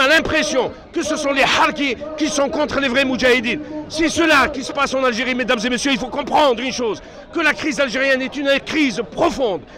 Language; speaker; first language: French; non-native, local second language; Arabic